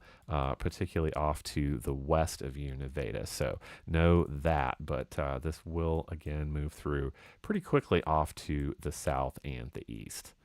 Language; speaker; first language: English; native; English